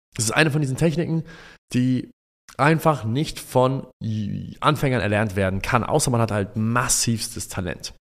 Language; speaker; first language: German; early bilingual, other home language; Arabic